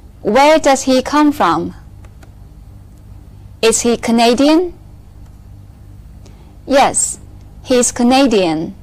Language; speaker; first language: English; non-native, fluent; Chinese